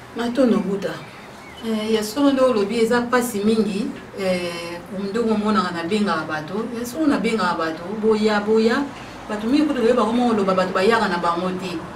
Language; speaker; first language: Lingala; non-native, local second language; Kongo